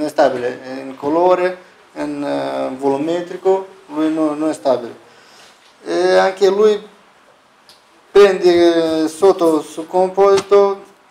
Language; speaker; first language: Italian; non-native, learner; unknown